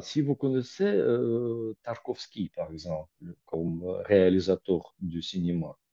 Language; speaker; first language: French; non-native, fluent; Russian